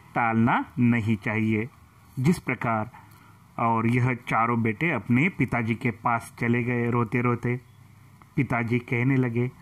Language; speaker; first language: Hindi; non-native, local second language; Marathi